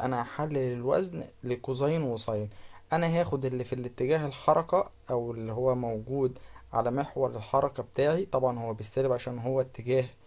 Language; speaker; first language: Arabic; native; Arabic